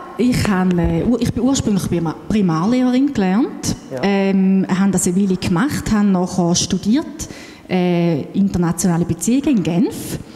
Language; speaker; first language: German; native; German